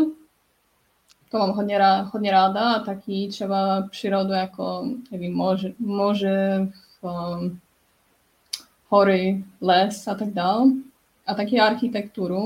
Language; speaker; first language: Czech; non-native, learner; Polish